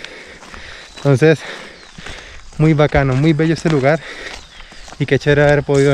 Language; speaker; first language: Spanish; native; Spanish